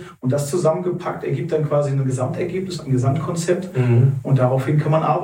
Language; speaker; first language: German; native; German